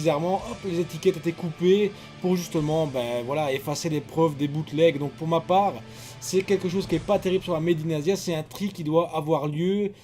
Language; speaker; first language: French; native; French